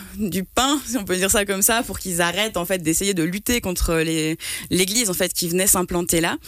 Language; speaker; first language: French; native; French